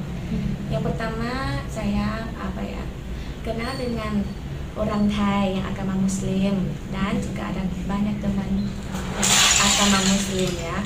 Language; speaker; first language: Indonesian; non-native, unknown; Thai